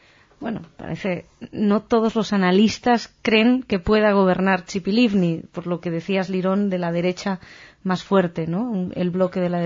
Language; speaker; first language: Spanish; native; Spanish